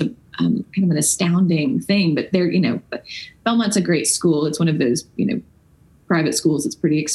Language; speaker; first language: English; native; English